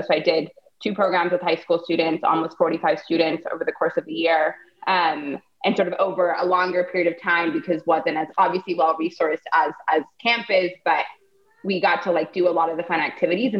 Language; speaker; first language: English; native; English